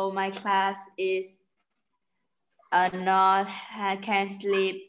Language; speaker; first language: English; non-native, learner; Vietnamese